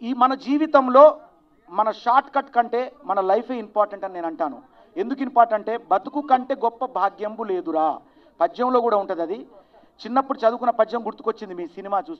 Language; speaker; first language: Telugu; native; Telugu